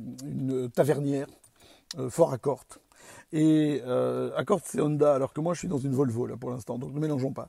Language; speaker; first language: French; native; French